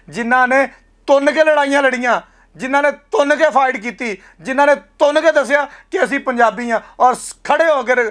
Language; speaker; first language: Punjabi; native; Punjabi